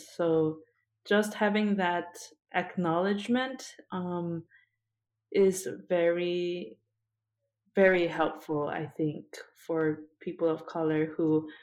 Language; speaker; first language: English; early bilingual, other home language; Korean